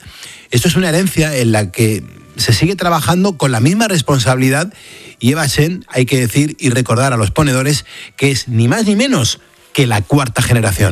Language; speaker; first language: Spanish; native; Spanish